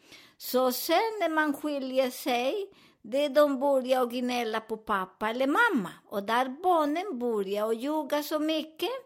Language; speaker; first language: Swedish; non-native, learner; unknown